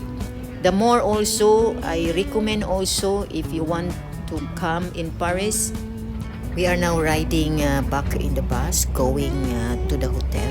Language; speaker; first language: English; non-native, local second language; Cebuano